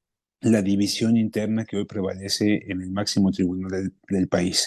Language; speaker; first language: Spanish; native; Spanish